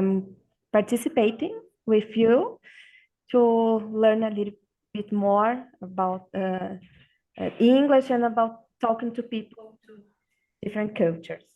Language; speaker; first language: English; non-native, learner; Portuguese